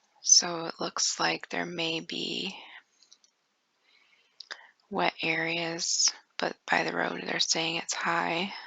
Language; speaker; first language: English; native; English